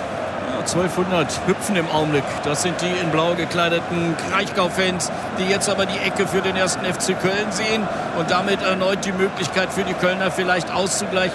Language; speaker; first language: German; native; German